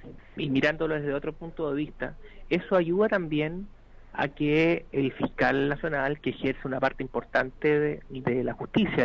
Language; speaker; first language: Spanish; native; Spanish